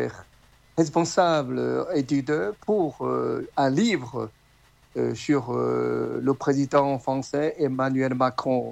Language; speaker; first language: French; non-native, learner; Chinese